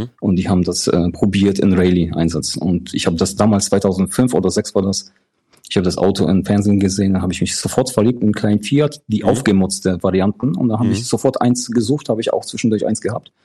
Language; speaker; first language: German; non-native, fluent; Polish